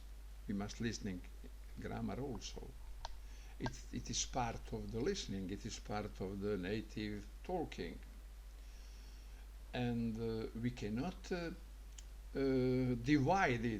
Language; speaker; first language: English; non-native, learner; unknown